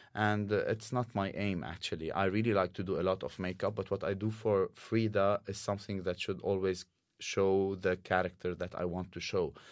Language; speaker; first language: English; non-native, fluent; Arabic